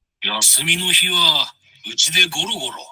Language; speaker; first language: Japanese; non-native, learner; Bangla